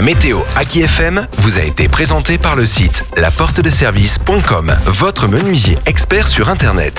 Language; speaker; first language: French; native; French